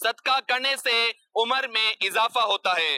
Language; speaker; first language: Urdu; native; Urdu